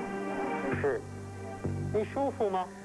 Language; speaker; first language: Chinese; non-native, fluent; English